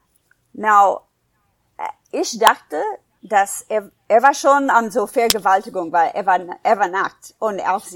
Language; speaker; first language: German; non-native, fluent; English